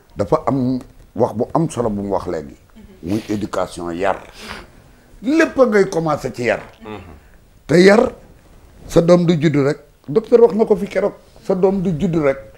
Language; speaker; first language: Wolof; native; Wolof